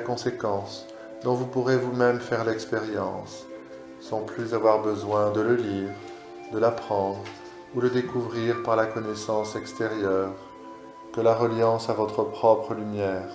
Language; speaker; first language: French; native; French